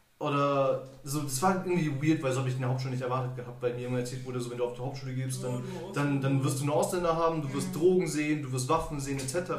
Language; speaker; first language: German; early bilingual, other home language; Turkish